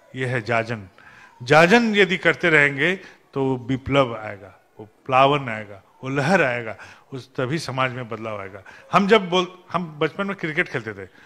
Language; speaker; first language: Hindi; non-native, local second language; Bangla